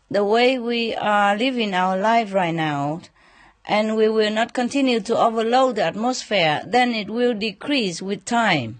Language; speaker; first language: English; non-native, fluent; Vietnamese